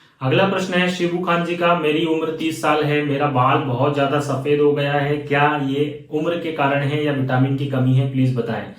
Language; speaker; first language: Hindi; native; Hindi